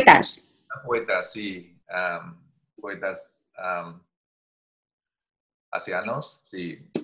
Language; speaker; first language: Spanish; non-native, learner; Chinese